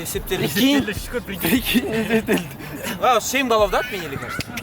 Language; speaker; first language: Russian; non-native, local second language; Kazakh